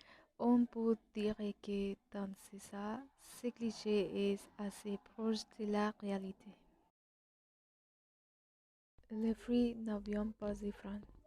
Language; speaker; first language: French; non-native, learner; Spanish